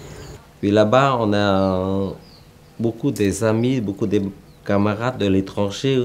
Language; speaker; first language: French; early bilingual, heritage; Vietnamese